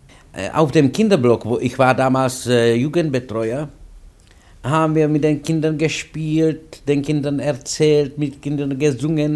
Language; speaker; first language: German; non-native, fluent; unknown